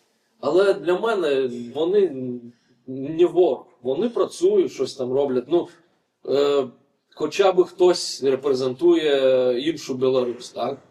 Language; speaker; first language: Ukrainian; non-native, fluent; Lithuanian